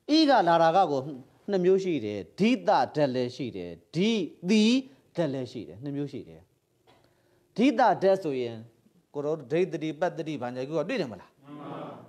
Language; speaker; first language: Burmese; native; Burmese